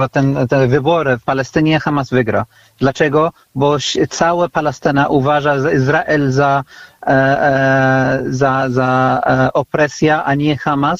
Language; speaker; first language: Polish; non-native, fluent; Arabic